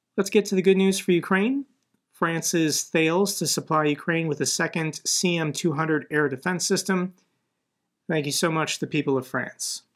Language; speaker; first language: English; native; English